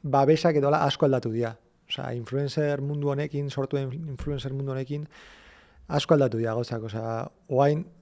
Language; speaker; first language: Basque; native; Basque